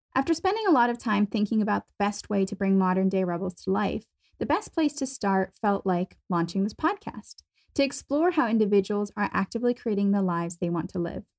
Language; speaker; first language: English; non-native, fluent; German